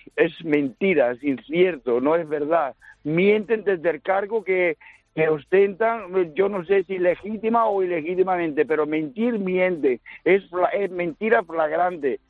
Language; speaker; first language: Spanish; native; Spanish